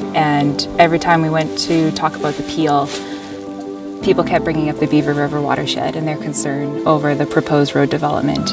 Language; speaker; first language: English; native; English